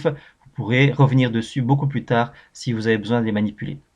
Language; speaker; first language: French; native; French